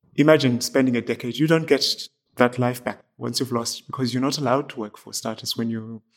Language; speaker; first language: English; non-native, local second language; Xhosa